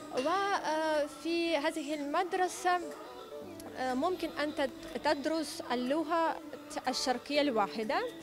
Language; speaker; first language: Arabic; non-native, fluent; Ukrainian